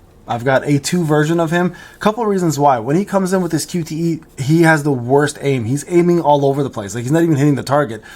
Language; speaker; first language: English; native; English